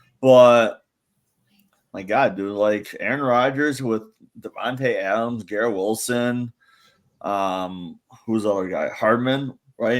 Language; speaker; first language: English; native; English